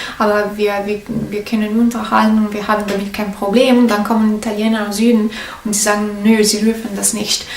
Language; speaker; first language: German; non-native, learner; Italian